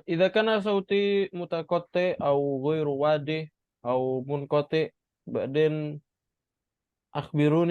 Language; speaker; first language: Arabic; non-native, fluent; Indonesian